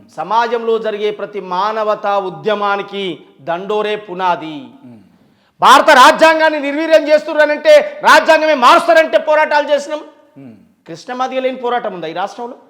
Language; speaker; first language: Telugu; native; Telugu